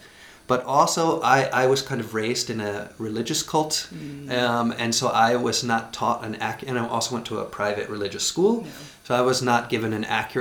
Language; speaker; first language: English; native; English